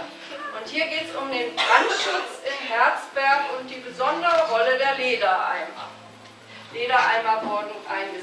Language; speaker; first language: German; native; German